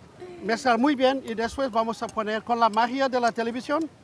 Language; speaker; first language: Spanish; non-native, learner; English